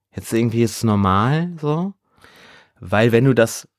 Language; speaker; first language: German; native; German